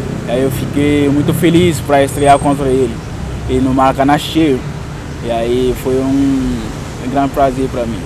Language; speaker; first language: Portuguese; non-native, fluent; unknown